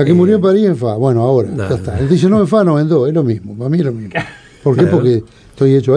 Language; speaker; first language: Spanish; native; Spanish